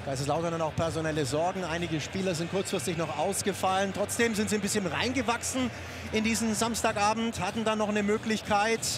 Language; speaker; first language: German; native; German